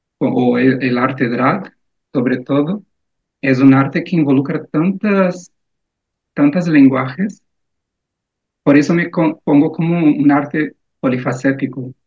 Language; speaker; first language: Spanish; non-native, fluent; Portuguese